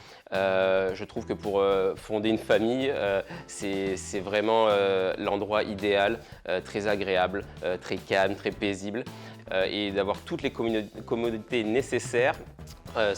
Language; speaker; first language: French; native; French